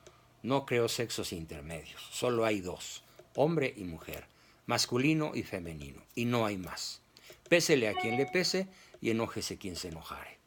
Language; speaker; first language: Spanish; native; Spanish